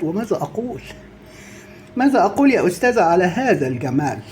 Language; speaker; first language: Arabic; native; Arabic